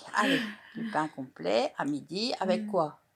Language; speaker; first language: French; native; French